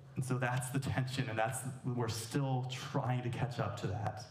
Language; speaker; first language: English; native; English